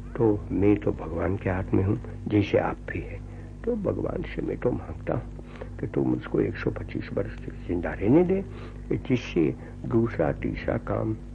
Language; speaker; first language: Hindi; non-native, local second language; Gujarati